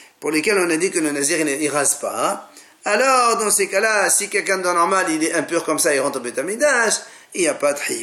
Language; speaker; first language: French; native; French